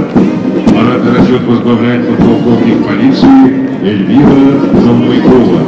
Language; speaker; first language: Russian; native; Russian